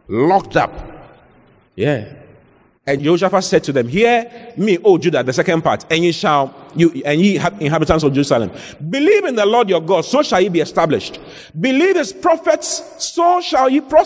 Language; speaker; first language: English; non-native, local second language; Akan